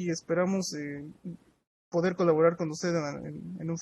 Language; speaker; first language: Spanish; native; Spanish